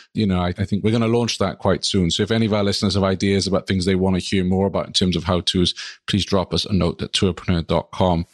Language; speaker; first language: English; native; English